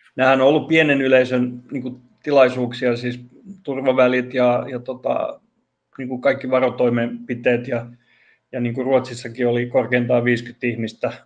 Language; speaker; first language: Finnish; non-native, local second language; Swedish